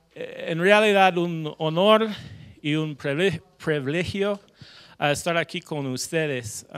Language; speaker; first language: Spanish; non-native, fluent; English